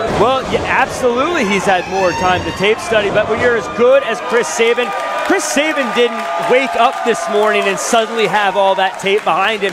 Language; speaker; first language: English; native; English